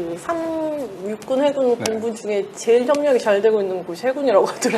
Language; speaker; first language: Korean; native; Korean